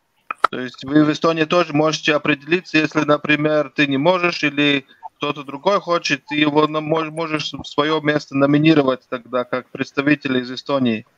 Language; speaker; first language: Russian; non-native, local second language; Latvian